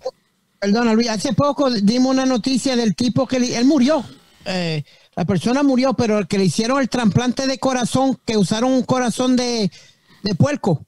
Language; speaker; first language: Spanish; early bilingual, heritage; Spanish